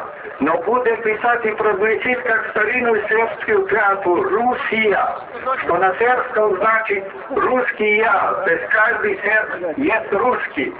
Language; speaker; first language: Russian; non-native, fluent; Serbian